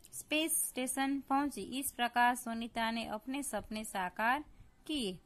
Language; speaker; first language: Hindi; non-native, local second language; Gujarati